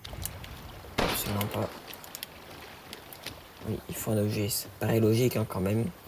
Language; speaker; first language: French; native; French